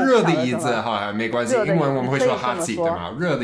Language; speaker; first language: Chinese; non-native, fluent; English